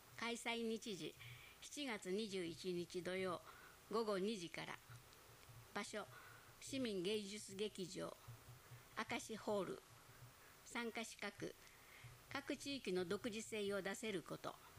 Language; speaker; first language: Japanese; native; Japanese